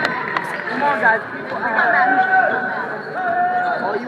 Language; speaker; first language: English; native; English